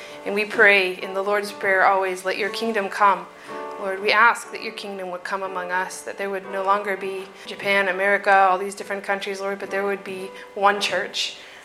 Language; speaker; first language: English; native; English